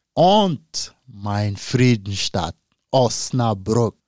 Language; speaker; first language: German; non-native, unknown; Dyula